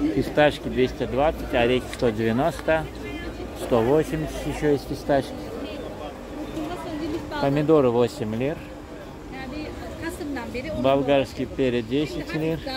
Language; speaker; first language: Russian; non-native, fluent; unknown